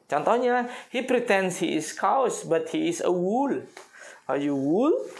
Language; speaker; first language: English; non-native, fluent; Indonesian